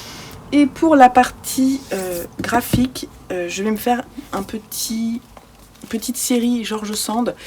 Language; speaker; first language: French; native; French